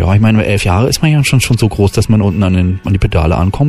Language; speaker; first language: German; native; German